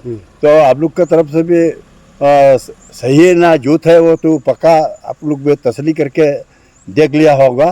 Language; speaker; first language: Hindi; non-native, local second language; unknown